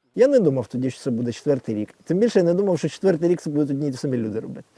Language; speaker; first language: Ukrainian; non-native, local second language; Russian